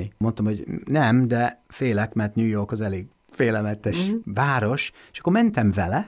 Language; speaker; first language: Hungarian; non-native, fluent; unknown